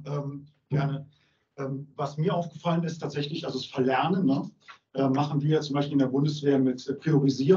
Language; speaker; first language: German; native; German